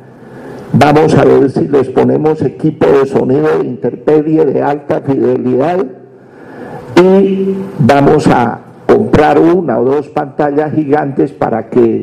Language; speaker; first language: Spanish; native; Spanish